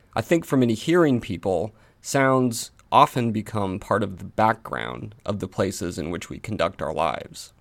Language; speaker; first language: English; native; English